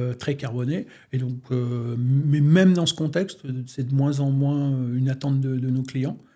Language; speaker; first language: French; native; French